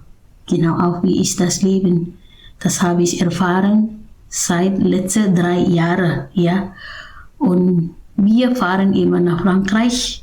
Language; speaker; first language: German; non-native, learner; Indonesian